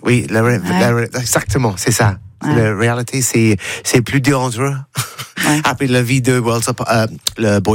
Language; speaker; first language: French; non-native, learner; English